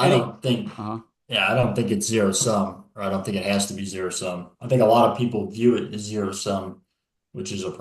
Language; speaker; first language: English; native; English